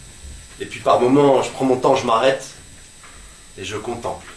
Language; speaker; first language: French; native; French